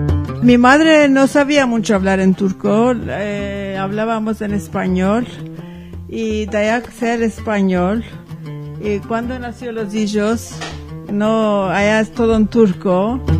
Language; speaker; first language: Spanish; early bilingual, heritage; Ladino